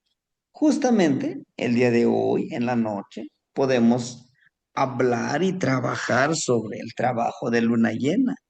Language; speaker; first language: Spanish; native; Spanish